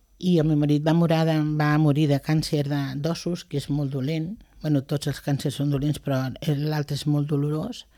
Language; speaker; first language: Catalan; non-native, local second language; Spanish